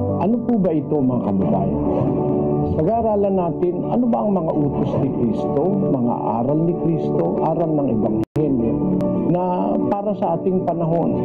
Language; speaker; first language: Filipino; native; Filipino